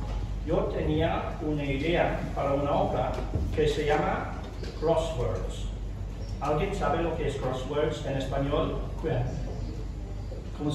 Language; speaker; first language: Spanish; non-native, fluent; English